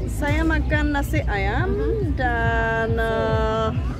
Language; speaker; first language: Indonesian; non-native, fluent; Czech